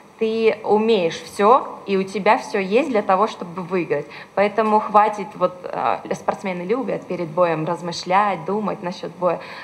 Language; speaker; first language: Russian; native; Russian